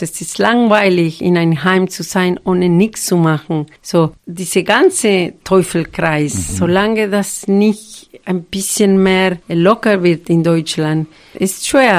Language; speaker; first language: German; non-native, fluent; Spanish